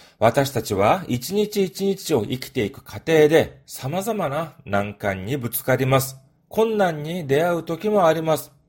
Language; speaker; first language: Japanese; non-native, fluent; Korean